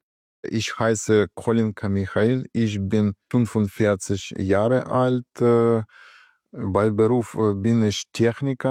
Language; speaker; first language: German; non-native, learner; Ukrainian